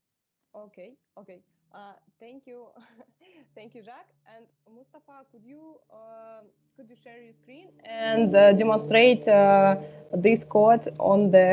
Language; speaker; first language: English; non-native, fluent; Russian